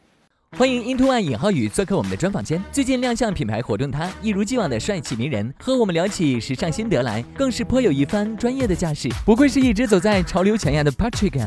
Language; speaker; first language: Chinese; native; Chinese